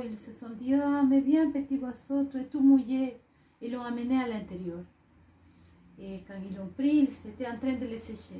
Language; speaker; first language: French; non-native, fluent; Spanish